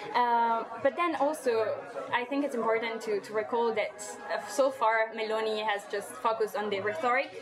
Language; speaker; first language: English; non-native, fluent; Italian